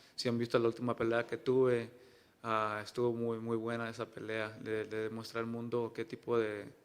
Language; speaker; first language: Spanish; early bilingual, heritage; Spanish